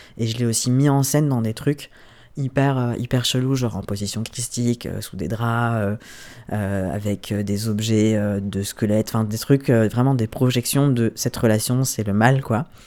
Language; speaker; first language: French; native; French